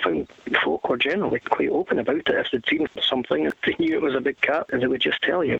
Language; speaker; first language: English; native; English